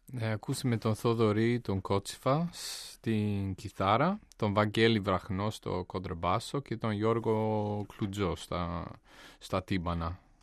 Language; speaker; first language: Greek; non-native, fluent; English